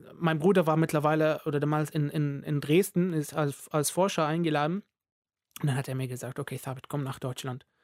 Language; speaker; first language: German; non-native, fluent; Arabic